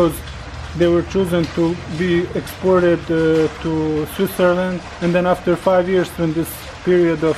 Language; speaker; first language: English; non-native, fluent; Bosnian